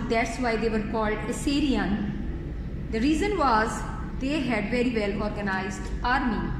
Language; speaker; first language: English; non-native, local second language; Urdu